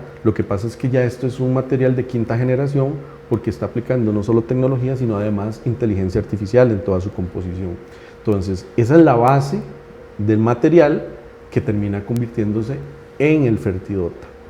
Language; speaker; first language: Spanish; native; Spanish